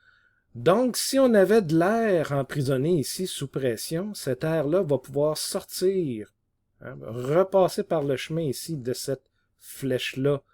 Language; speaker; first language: French; native; French